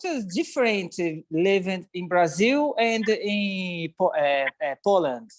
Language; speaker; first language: English; non-native, learner; Portuguese